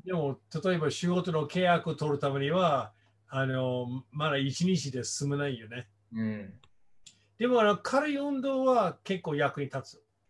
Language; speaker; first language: Japanese; non-native, fluent; English